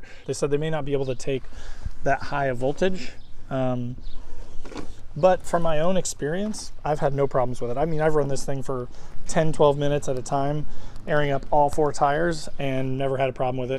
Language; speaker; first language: English; native; English